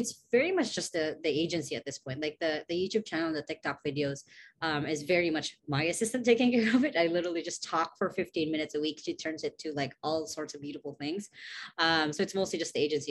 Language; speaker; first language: English; non-native, local second language; Cebuano